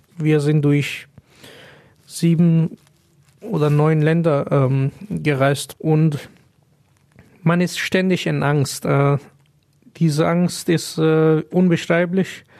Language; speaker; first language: German; non-native, fluent; Pashto